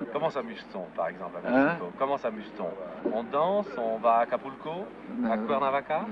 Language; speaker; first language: French; native; French